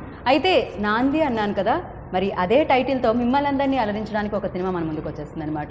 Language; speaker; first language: Telugu; native; Telugu